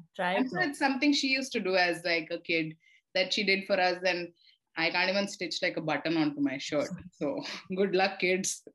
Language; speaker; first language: English; non-native, local second language; Telugu